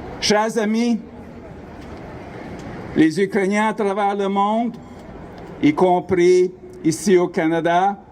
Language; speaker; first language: French; non-native, local second language; Ukrainian